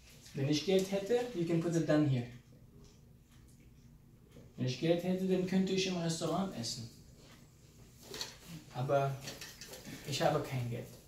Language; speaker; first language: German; non-native, fluent; Filipino